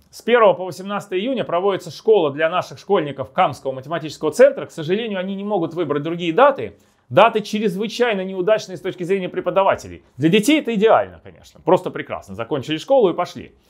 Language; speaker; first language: Russian; native; Russian